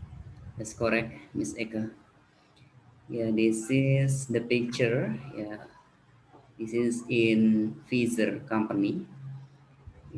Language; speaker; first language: English; non-native, fluent; Indonesian